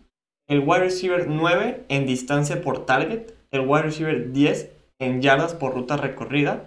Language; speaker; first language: Spanish; native; Spanish